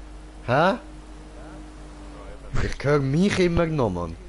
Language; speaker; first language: German; native; German